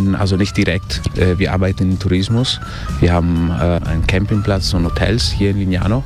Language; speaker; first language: German; early bilingual, heritage; German